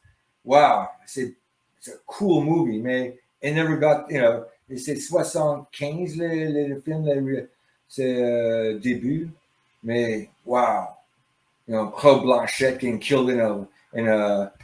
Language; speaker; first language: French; non-native, learner; English